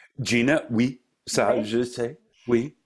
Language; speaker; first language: French; non-native, fluent; English